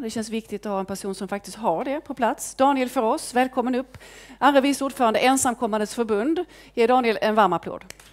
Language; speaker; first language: Swedish; native; Swedish